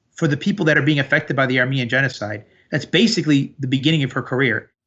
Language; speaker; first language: English; early bilingual, other home language; Armenian